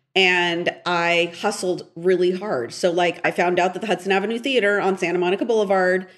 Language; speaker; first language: English; early bilingual, other home language; Spanish